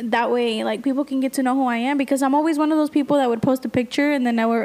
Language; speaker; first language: English; early bilingual, other home language; Spanish